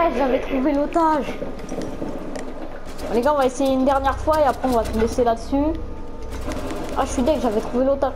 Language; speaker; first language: French; native; French